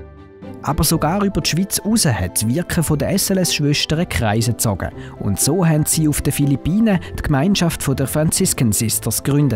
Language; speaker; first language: German; native; German